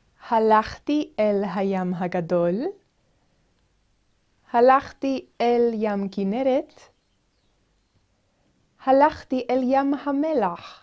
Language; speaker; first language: Hebrew; non-native, fluent; English